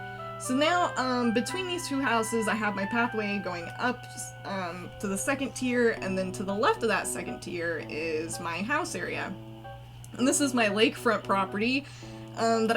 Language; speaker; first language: English; native; English